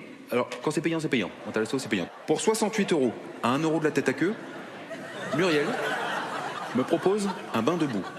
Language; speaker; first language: French; native; French